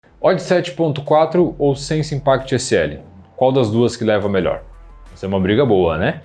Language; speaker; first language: Portuguese; native; Portuguese